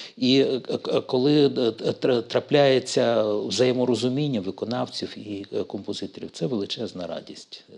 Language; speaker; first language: Ukrainian; native; Ukrainian